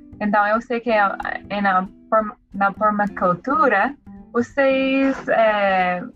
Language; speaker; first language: Portuguese; non-native, learner; English